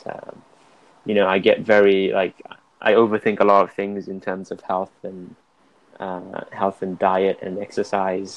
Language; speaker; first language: English; native; English